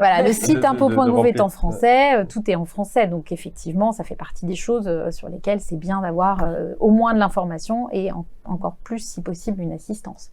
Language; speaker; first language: French; native; French